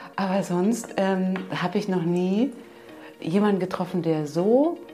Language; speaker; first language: German; native; German